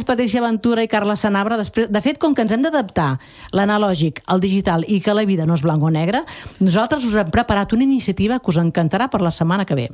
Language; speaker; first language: Catalan; native; Catalan